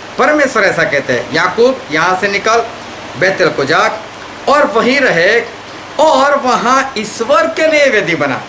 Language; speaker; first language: Hindi; non-native, local second language; Gujarati